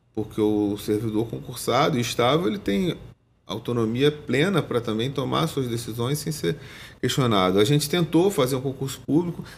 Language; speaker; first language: Portuguese; native; Portuguese